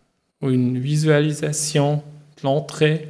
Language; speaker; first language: French; non-native, learner; German